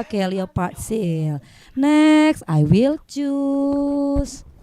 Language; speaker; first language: English; non-native, learner; Indonesian